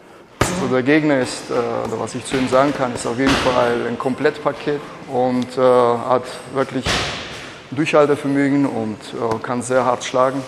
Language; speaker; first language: German; native; German